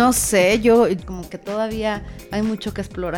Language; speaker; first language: Spanish; native; Spanish